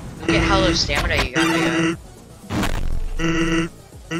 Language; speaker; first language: English; native; English